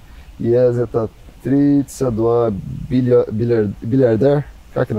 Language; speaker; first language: Russian; non-native, learner; Portuguese